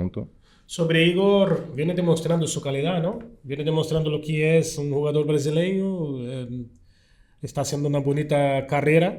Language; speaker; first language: Spanish; non-native, fluent; Portuguese